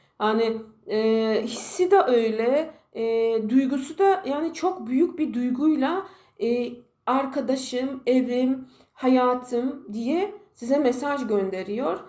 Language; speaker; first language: Turkish; non-native, fluent; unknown